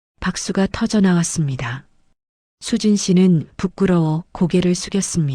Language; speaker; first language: Korean; native; Korean